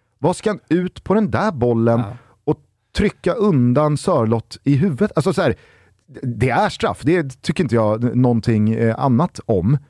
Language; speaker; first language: Swedish; native; Swedish